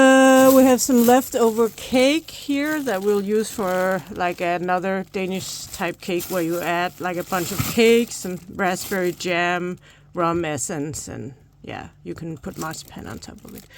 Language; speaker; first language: English; non-native, fluent; Danish